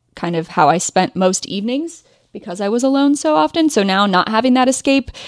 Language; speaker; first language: English; native; English